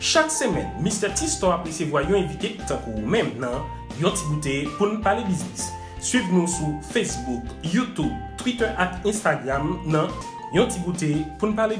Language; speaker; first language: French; non-native, local second language; Haitian Creole